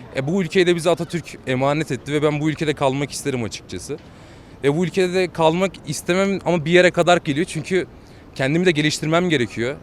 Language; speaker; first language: Turkish; native; Turkish